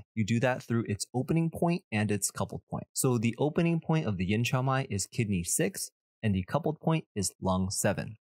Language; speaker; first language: English; early bilingual, other home language; Chinese